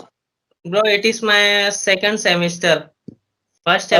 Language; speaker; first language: English; non-native, learner; Hindi